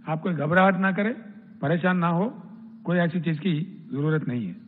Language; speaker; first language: Hindi; non-native, local second language; Telugu